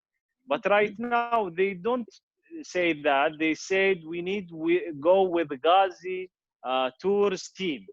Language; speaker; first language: English; non-native, fluent; Arabic